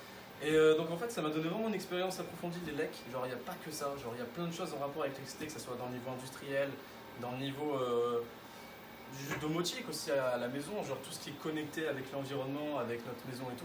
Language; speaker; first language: French; native; French